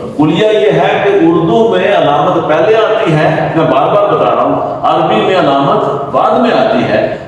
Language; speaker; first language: Urdu; native; Urdu